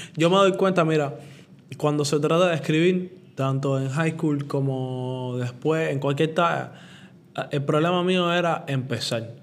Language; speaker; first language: Spanish; native; Spanish